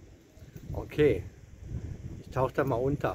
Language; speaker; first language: German; native; German